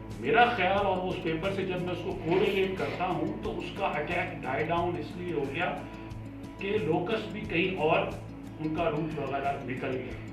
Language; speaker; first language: Urdu; non-native, local second language; Sindhi